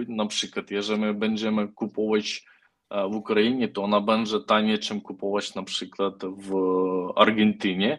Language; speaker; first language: Polish; non-native, learner; Ukrainian